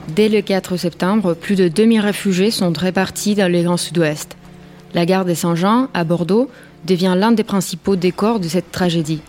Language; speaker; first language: French; non-native, fluent; Spanish